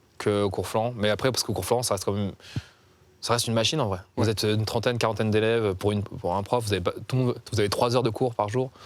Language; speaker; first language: French; native; French